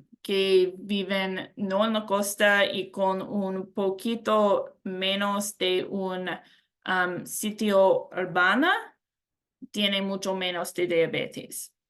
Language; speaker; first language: Spanish; non-native, learner; English